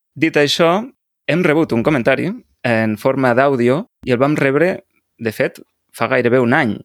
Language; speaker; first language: Catalan; native; Catalan